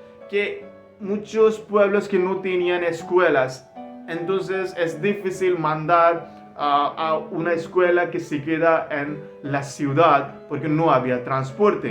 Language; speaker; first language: Spanish; non-native, learner; Hindi